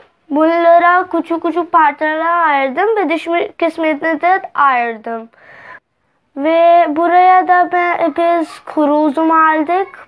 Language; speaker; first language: Turkish; non-native, learner; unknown